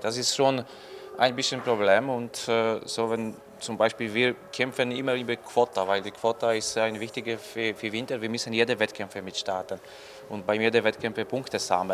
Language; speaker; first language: German; non-native, learner; Polish